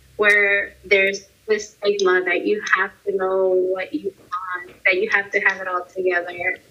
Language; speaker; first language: English; early bilingual, other home language; Spanish